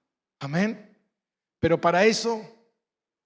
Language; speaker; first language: Spanish; native; Spanish